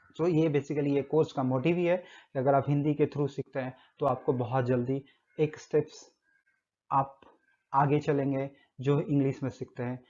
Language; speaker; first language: Hindi; native; Hindi